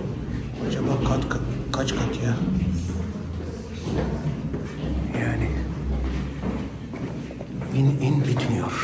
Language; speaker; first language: Turkish; native; Turkish